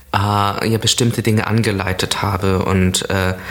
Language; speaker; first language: German; native; German